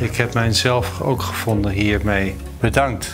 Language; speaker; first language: Dutch; native; Dutch